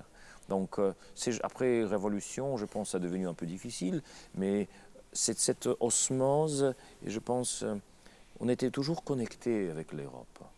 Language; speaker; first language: French; non-native, fluent; Russian